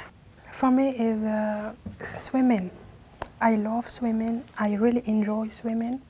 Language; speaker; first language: English; non-native, learner; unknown